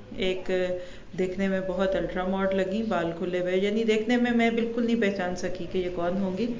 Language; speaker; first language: Urdu; native; Urdu